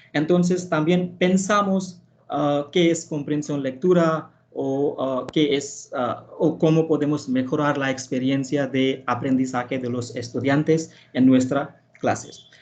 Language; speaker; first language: Spanish; non-native, fluent; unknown